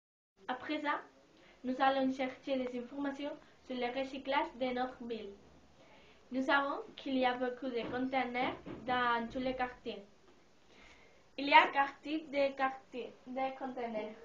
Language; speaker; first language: French; non-native, learner; Spanish